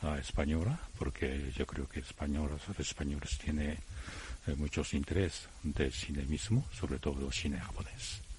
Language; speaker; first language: Spanish; non-native, fluent; Japanese